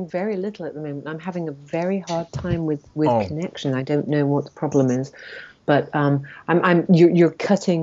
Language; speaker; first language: English; native; English